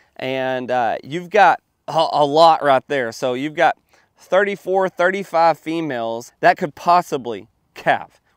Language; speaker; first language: English; native; English